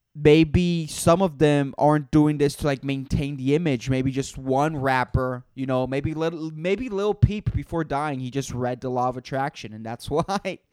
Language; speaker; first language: English; non-native, fluent; Spanish